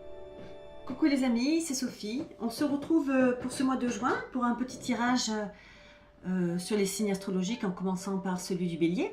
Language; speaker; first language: French; native; French